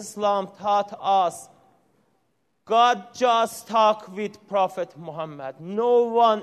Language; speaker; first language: English; non-native, learner; Persian